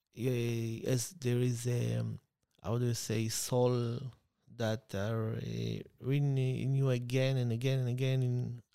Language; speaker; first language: English; non-native, fluent; Hebrew